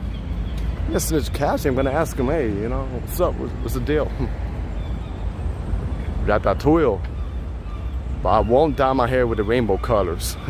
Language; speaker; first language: English; non-native, local second language; Spanish